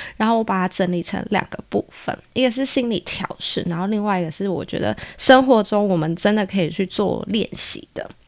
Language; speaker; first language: Chinese; native; Chinese